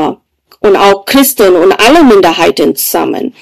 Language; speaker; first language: German; non-native, fluent; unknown